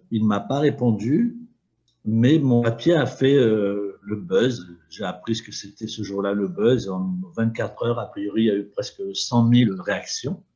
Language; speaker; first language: French; native; French